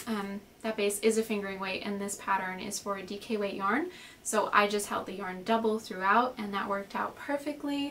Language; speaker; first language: English; native; English